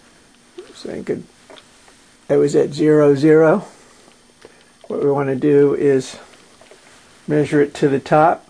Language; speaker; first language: English; native; English